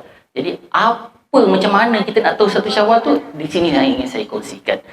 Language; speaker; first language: Malay; native; Malay